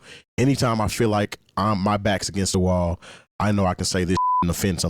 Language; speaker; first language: English; native; English